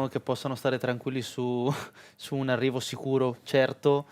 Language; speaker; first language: Italian; native; Italian